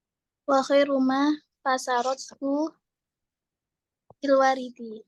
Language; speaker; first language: Arabic; non-native, learner; Indonesian